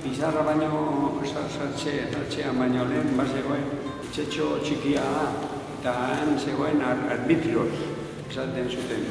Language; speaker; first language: Basque; non-native, local second language; Spanish